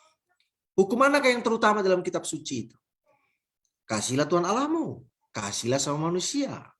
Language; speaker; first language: Indonesian; native; Indonesian